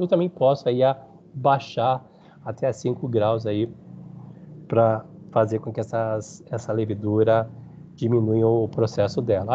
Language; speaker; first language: Portuguese; native; Portuguese